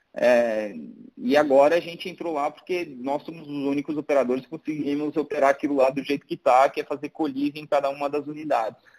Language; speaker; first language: Portuguese; native; Portuguese